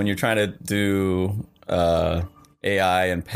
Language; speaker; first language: English; non-native, local second language; Sinhala